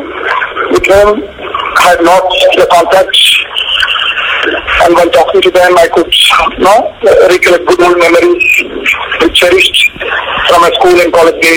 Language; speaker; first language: English; non-native, local second language; Tamil